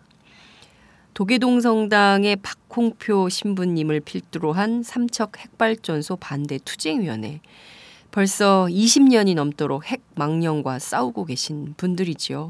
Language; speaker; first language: Korean; native; Korean